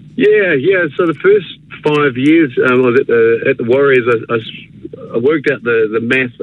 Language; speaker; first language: English; native; English